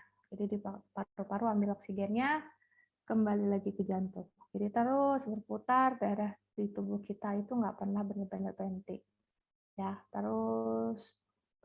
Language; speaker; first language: Indonesian; native; Indonesian